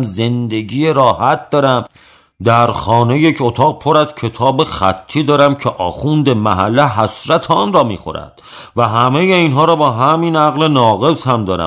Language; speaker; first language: Persian; native; Persian